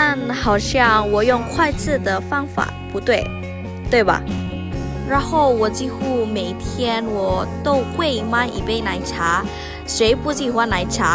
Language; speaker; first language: Chinese; non-native, learner; Indonesian